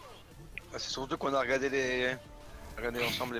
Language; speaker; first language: French; native; French